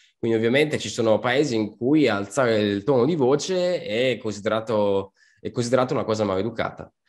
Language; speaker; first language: Italian; native; Italian